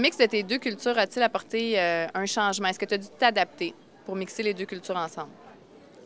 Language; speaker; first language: French; native; French